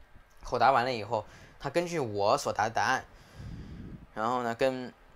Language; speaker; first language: Chinese; native; Chinese